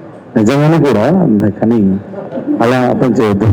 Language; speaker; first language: Telugu; non-native, learner; Tamil